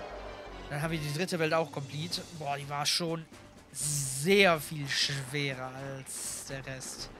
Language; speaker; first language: German; native; German